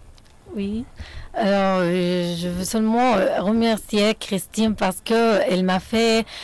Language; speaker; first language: French; non-native, fluent; Arabic